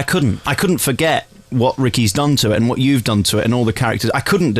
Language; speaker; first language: English; native; English